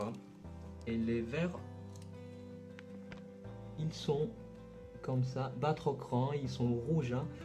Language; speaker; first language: French; non-native, learner; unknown